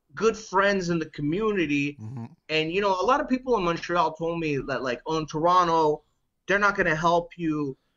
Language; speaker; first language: English; native; English